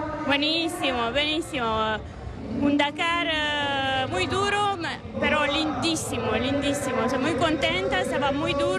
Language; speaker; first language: Spanish; non-native, learner; Italian